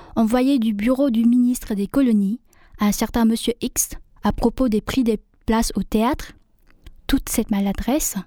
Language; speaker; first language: French; non-native, fluent; Vietnamese